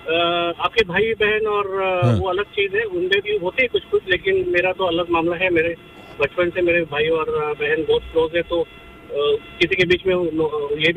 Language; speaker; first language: Hindi; non-native, local second language; Marathi